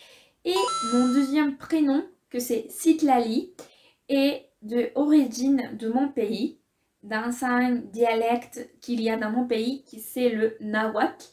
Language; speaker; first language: French; non-native, fluent; Spanish